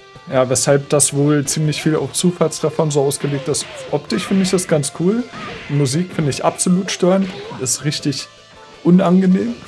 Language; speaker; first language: German; native; German